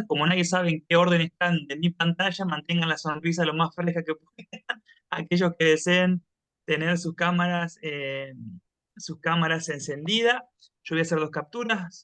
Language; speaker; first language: Spanish; native; Spanish